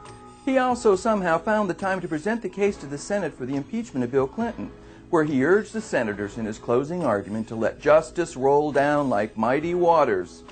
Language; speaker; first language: English; native; English